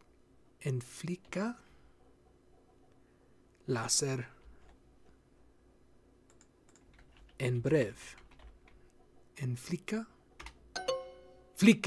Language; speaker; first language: Swedish; non-native, learner; English